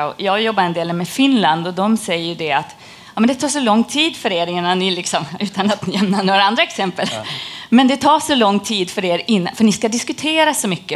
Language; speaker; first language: Swedish; native; Swedish